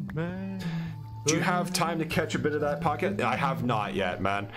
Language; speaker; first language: English; native; English